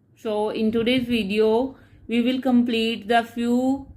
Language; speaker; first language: English; non-native, local second language; Punjabi